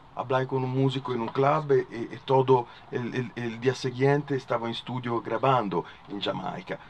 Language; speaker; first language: Spanish; non-native, learner; Italian